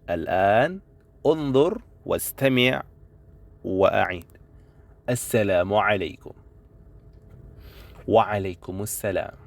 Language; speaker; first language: Arabic; non-native, fluent; Indonesian